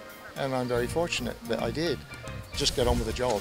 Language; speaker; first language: English; native; English